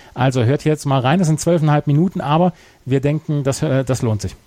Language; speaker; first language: German; native; German